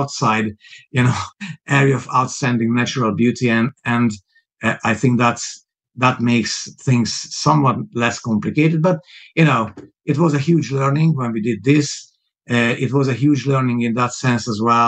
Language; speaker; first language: English; non-native, fluent; Hungarian